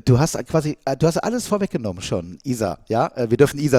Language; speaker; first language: German; native; German